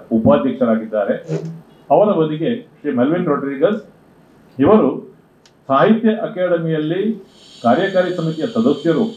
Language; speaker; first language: Kannada; non-native, local second language; Konkani